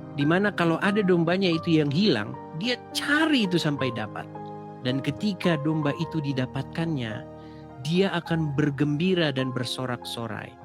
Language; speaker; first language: Indonesian; native; Indonesian